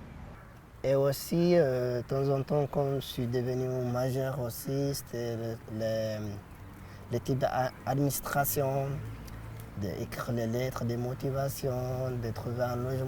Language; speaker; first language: French; non-native, fluent; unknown